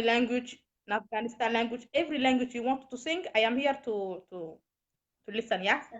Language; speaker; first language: English; non-native, learner; Somali